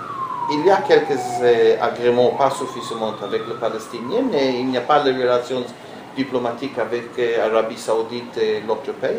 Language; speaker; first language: French; non-native, learner; Hebrew